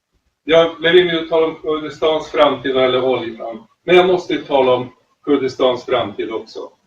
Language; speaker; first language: Swedish; native; Swedish